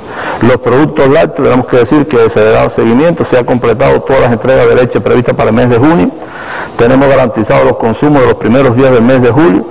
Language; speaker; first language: Spanish; native; Spanish